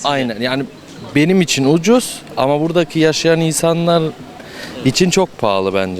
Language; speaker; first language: Turkish; early bilingual, other home language; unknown